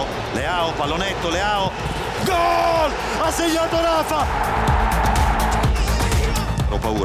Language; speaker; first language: Italian; native; Italian